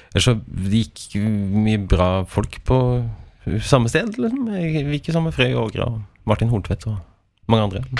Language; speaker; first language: Norwegian; native; Norwegian